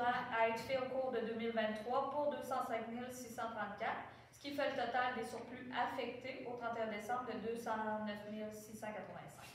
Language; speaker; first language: French; native; French